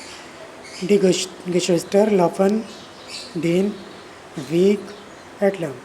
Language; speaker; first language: German; non-native, learner; Urdu